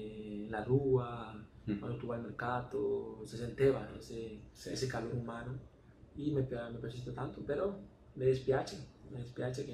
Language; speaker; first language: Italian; non-native, learner; Spanish